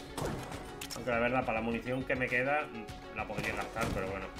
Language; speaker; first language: Spanish; native; Spanish